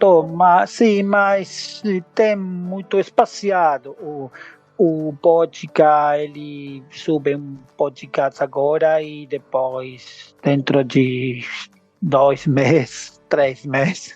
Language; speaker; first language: Portuguese; non-native, learner; Spanish